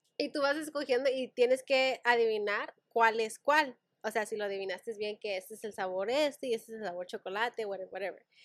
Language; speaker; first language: Spanish; early bilingual, heritage; Spanish